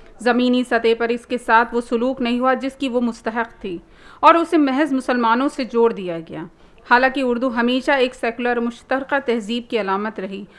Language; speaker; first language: Urdu; native; Urdu